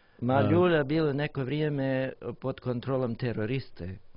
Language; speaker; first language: Croatian; non-native, learner; English